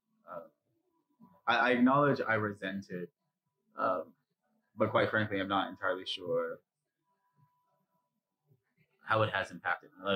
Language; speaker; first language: English; native; English